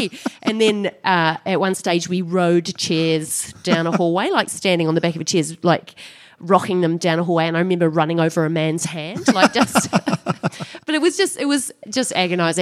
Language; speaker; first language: English; native; English